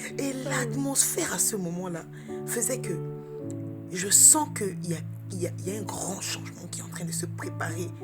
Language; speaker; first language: French; early bilingual, other home language; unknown